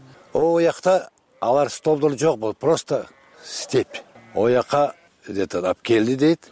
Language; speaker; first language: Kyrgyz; non-native, local second language; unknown